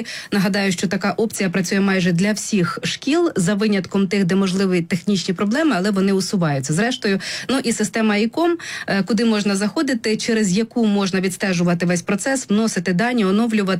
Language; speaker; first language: Ukrainian; native; Ukrainian